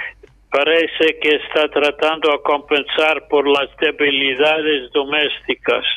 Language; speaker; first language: Spanish; non-native, fluent; English